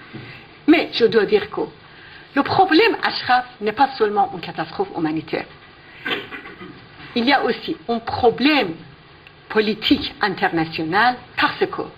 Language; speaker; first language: French; non-native, fluent; Persian